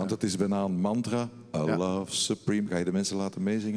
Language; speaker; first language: Dutch; native; Dutch